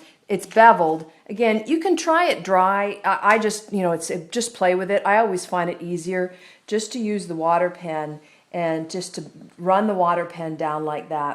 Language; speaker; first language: English; native; English